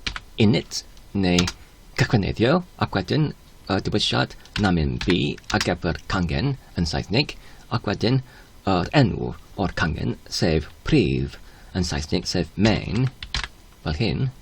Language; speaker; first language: Welsh; non-native, learner; Polish